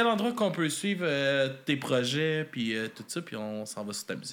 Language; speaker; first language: French; native; French